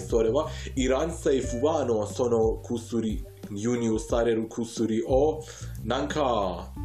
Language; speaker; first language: Japanese; non-native, fluent; Persian